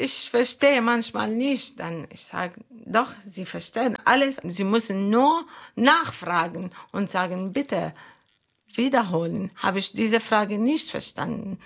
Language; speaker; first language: German; non-native, learner; Arabic